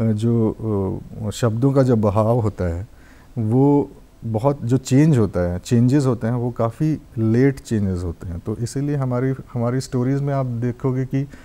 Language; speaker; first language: Hindi; non-native, local second language; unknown